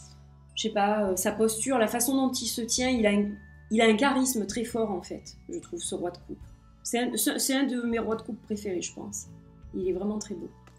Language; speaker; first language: French; native; French